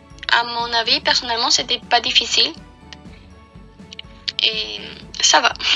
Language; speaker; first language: French; non-native, fluent; Spanish